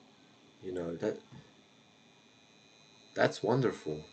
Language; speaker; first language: English; native; English